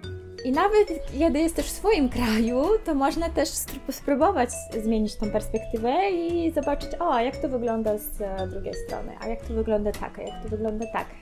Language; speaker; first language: Polish; non-native, fluent; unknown